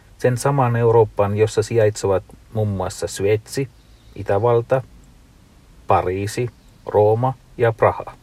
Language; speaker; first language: Finnish; non-native, fluent; Tamil